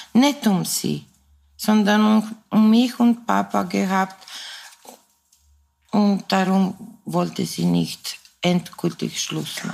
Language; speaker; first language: German; non-native, fluent; Serbian